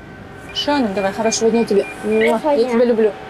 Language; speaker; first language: Russian; native; Russian